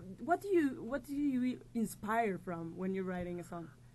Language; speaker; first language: English; non-native, fluent; Spanish